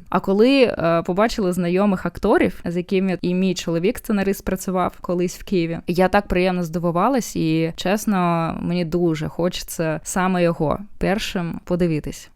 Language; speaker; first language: Ukrainian; non-native, local second language; Russian